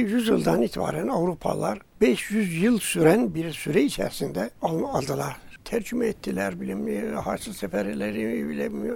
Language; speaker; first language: Turkish; native; Turkish